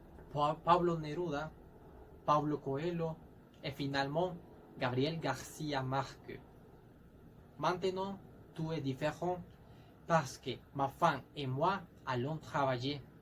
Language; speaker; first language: French; non-native, learner; Spanish